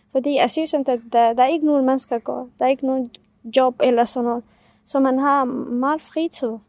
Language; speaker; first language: Danish; non-native, fluent; Kurdish